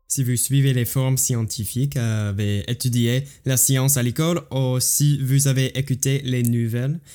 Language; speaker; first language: French; non-native, fluent; English